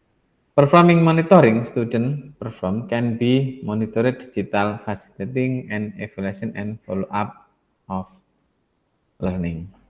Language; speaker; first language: English; non-native, learner; Indonesian